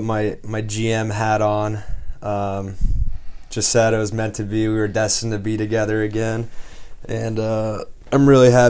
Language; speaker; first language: English; native; English